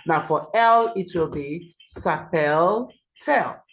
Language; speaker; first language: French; non-native, learner; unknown